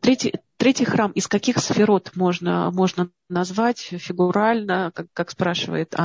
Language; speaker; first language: Russian; native; Russian